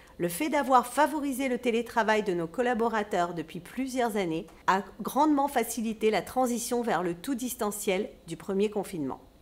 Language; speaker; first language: French; native; French